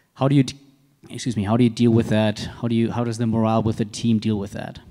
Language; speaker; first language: English; non-native, fluent; German